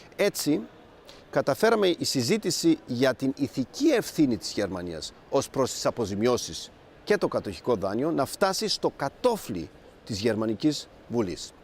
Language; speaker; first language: Greek; early bilingual, heritage; Greek